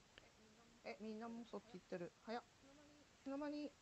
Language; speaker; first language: Japanese; native; Japanese